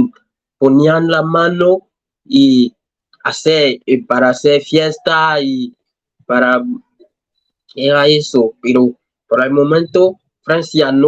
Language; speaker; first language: Spanish; non-native, learner; French